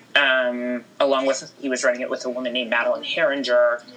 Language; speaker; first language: English; native; English